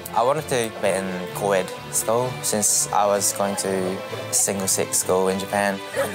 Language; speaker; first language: English; non-native, fluent; Japanese